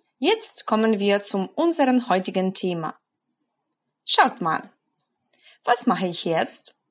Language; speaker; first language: German; non-native, fluent; Polish